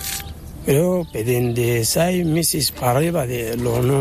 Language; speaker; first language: Spanish; non-native, learner; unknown